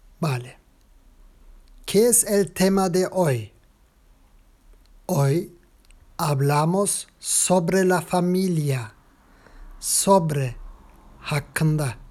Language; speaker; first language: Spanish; non-native, fluent; Turkish